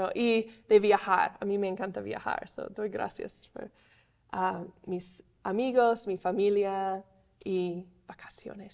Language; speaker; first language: Spanish; non-native, fluent; English